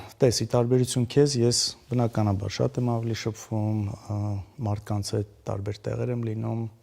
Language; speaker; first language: Armenian; native; Armenian